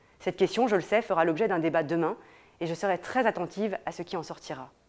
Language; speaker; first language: French; native; French